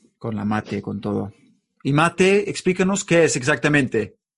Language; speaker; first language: Spanish; non-native, learner; English